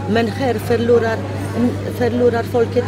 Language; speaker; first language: Swedish; non-native, fluent; Polish